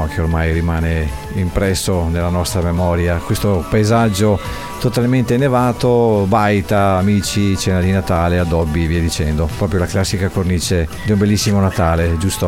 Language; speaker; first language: Italian; native; Italian